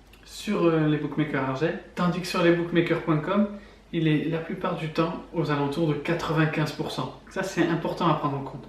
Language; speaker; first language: French; native; French